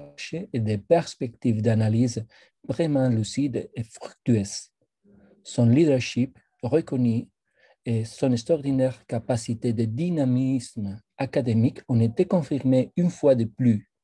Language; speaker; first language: French; non-native, fluent; Spanish